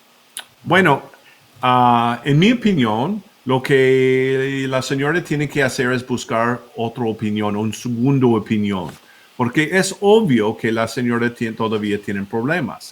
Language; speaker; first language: Spanish; non-native, fluent; English